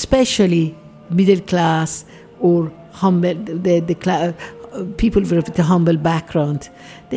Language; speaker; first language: English; non-native, fluent; Persian